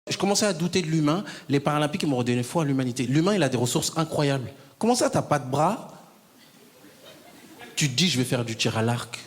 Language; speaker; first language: French; native; French